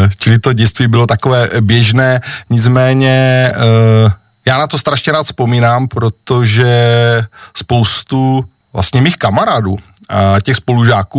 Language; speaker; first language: Czech; native; Czech